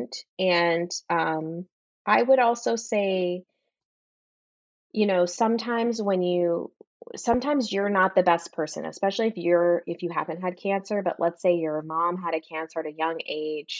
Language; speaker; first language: English; native; English